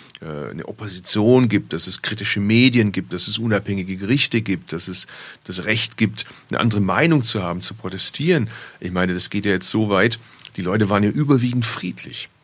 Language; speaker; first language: German; early bilingual, other home language; Turkish